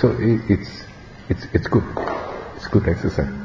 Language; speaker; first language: English; non-native, fluent; Indonesian